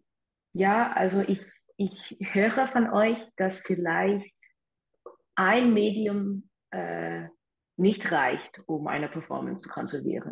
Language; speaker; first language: German; non-native, fluent; English